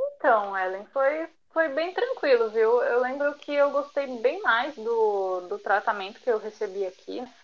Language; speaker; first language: Portuguese; early bilingual, other home language; Japanese